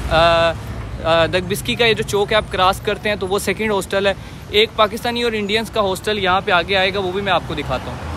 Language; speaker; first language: Urdu; non-native, local second language; Punjabi